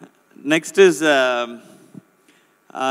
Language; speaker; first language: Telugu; non-native, learner; Tamil